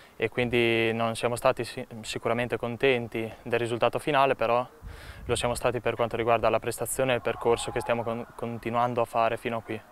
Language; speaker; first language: Italian; native; Italian